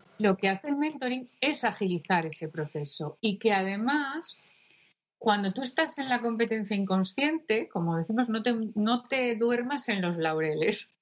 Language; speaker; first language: Spanish; native; Spanish